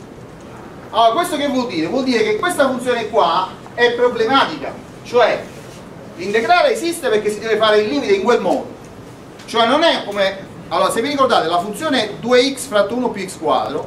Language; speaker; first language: Italian; native; Italian